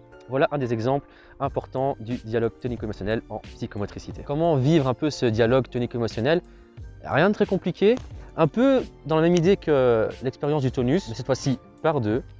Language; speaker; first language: French; native; French